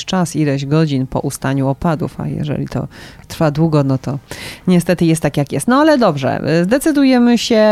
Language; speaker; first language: Polish; native; Polish